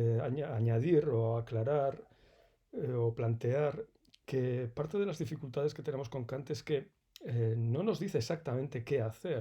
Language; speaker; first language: Spanish; native; Spanish